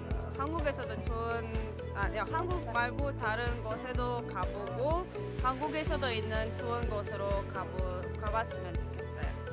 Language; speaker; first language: Korean; non-native, learner; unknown